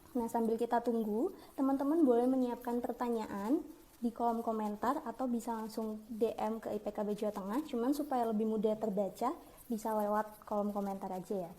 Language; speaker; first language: Indonesian; native; Indonesian